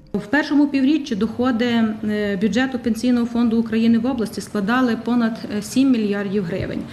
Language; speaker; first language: Ukrainian; native; Ukrainian